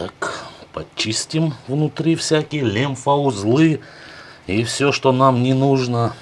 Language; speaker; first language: Russian; native; Russian